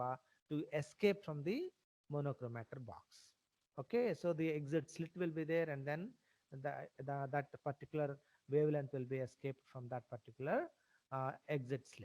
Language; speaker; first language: English; non-native, local second language; Telugu